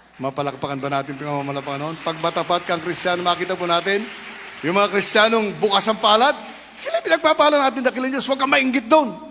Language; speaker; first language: Filipino; non-native, local second language; Iloko